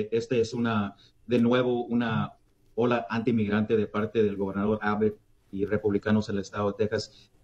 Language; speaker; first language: Spanish; early bilingual, heritage; Spanish